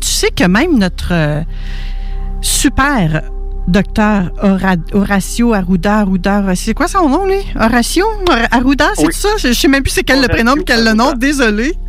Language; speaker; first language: French; native; French